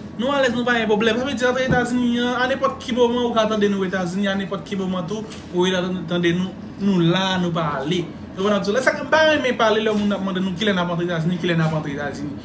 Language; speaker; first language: Haitian Creole; native; Haitian Creole